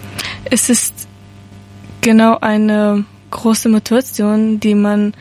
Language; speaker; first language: German; non-native, learner; Persian